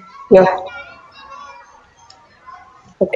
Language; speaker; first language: English; non-native, local second language; Hindi